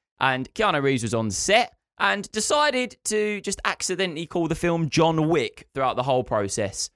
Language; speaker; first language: English; native; English